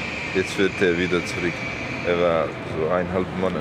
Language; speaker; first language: German; non-native, learner; Bosnian